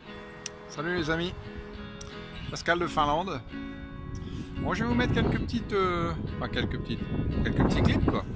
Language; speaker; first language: French; native; French